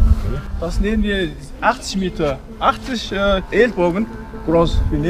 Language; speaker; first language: German; non-native, learner; Mongolian